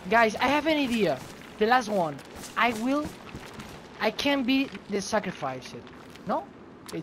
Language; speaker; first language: English; non-native, learner; Spanish